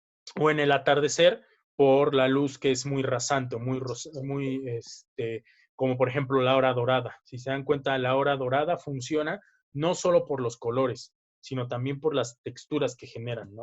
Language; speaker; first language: Spanish; native; Spanish